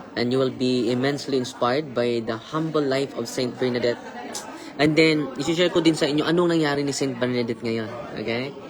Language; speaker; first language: Filipino; native; Filipino